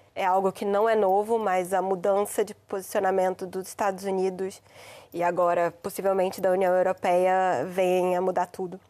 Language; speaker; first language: Portuguese; native; Portuguese